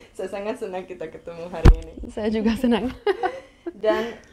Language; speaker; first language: Indonesian; non-native, fluent; Czech